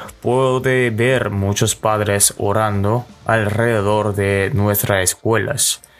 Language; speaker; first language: Spanish; non-native, learner; Korean